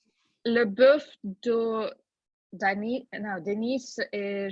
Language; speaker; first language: French; non-native, learner; Russian